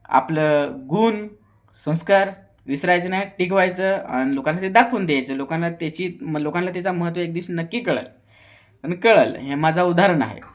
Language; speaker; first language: Marathi; non-native, local second language; Kukna